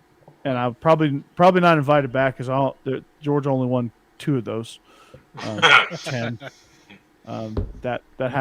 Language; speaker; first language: English; native; English